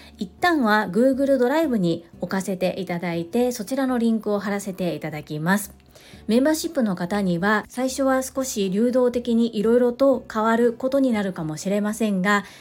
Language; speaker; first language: Japanese; native; Japanese